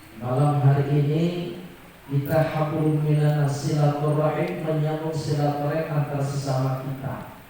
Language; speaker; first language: Indonesian; non-native, local second language; Minangkabau